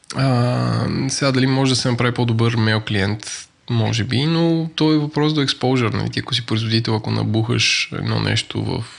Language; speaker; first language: Bulgarian; native; Bulgarian